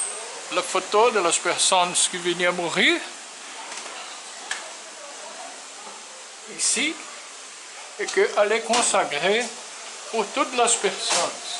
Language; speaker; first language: French; non-native, learner; Portuguese